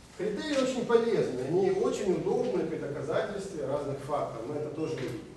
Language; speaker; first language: Russian; native; Russian